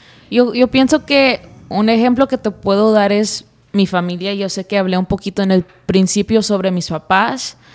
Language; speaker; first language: Spanish; early bilingual, heritage; Spanish